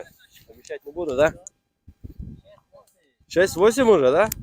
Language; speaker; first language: Russian; non-native, local second language; Kyrgyz